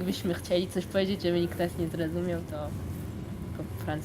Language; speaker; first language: Polish; early bilingual, heritage; Polish